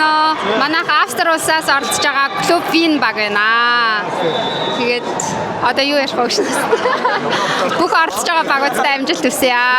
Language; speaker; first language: Mongolian; native; Mongolian